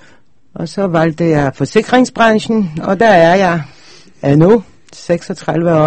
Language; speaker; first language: Danish; non-native, fluent; Polish